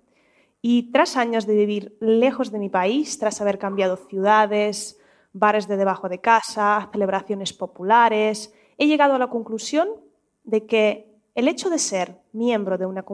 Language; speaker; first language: Spanish; non-native, fluent; Russian